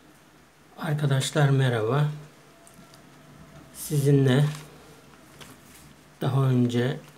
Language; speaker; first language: Turkish; native; Turkish